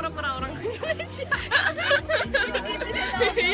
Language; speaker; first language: Indonesian; non-native, learner; Korean